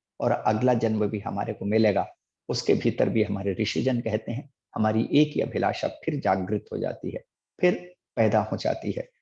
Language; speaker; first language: Hindi; native; Hindi